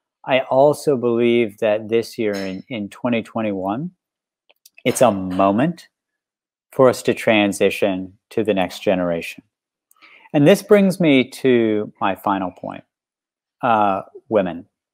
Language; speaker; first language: English; native; English